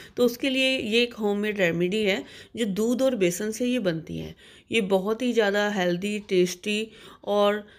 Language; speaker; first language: Hindi; non-native, local second language; Punjabi